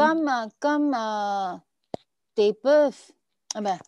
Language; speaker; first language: French; non-native, fluent; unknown